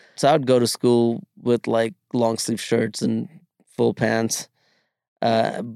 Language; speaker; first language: English; early bilingual, other home language; Malayalam